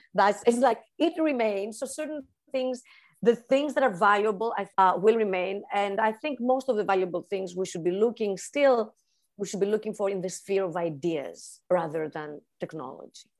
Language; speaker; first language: English; non-native, fluent; Greek